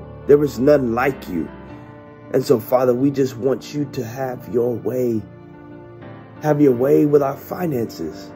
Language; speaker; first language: English; native; English